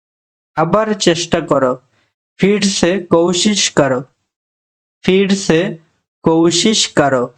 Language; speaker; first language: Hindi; non-native, fluent; Bangla